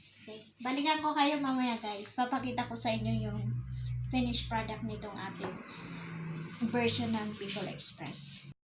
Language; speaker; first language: Filipino; non-native, local second language; Bikol